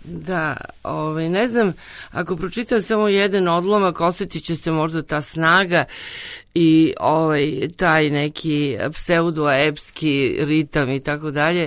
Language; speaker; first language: Serbian; native; Serbian